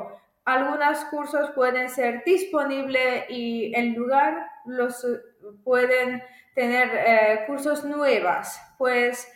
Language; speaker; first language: Spanish; non-native, fluent; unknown